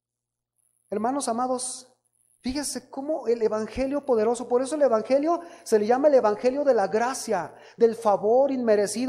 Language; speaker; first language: Spanish; native; Spanish